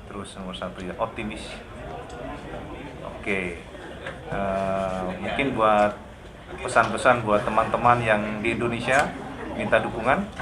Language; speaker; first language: Indonesian; native; Indonesian